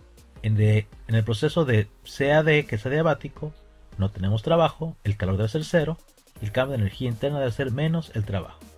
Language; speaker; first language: Spanish; native; Spanish